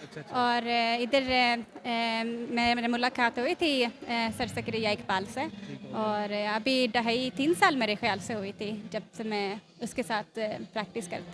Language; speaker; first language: Hindi; non-native, learner; Swedish